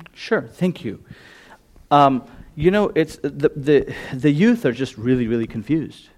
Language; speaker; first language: English; early bilingual, other home language; Gujarati